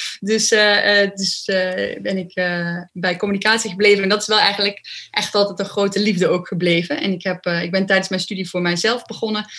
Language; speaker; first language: Dutch; native; Dutch